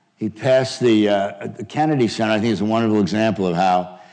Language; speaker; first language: English; native; English